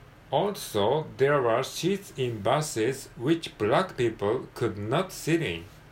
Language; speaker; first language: English; non-native, learner; Japanese